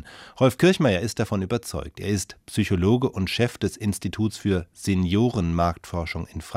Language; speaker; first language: German; native; German